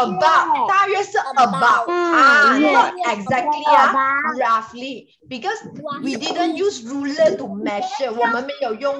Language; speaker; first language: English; non-native, local second language; Chinese